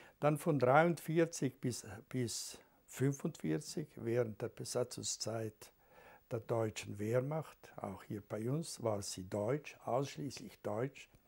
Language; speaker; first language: German; non-native, local second language; Ladin